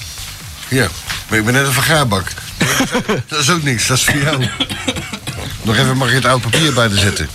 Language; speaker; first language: Dutch; native; Dutch